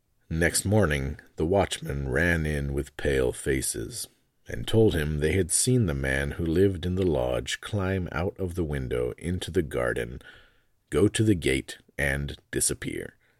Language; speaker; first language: English; native; English